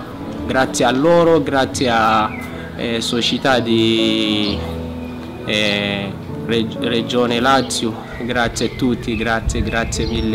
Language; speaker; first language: Italian; non-native, learner; Hausa